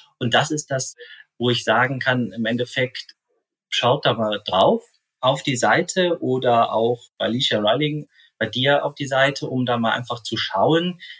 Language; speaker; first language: German; native; German